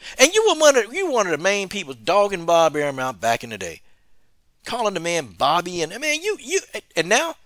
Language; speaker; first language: English; native; English